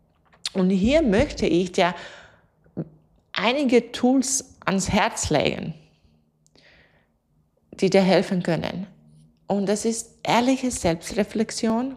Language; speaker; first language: German; non-native, fluent; Latvian